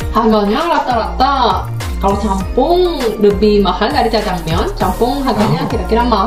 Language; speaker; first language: Indonesian; non-native, fluent; Korean